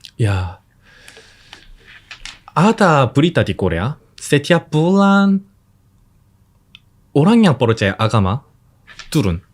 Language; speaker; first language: Indonesian; non-native, learner; Korean